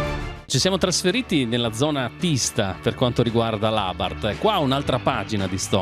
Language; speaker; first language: Italian; native; Italian